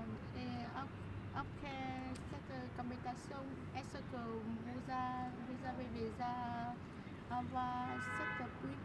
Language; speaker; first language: French; non-native, learner; Vietnamese